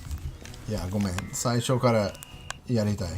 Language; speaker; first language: Japanese; non-native, learner; English